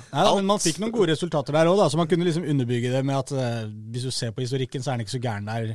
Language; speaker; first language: Norwegian; native; Norwegian